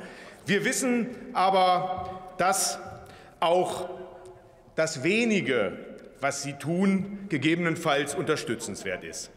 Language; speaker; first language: German; native; German